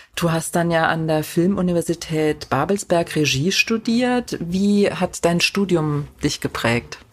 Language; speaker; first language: German; native; German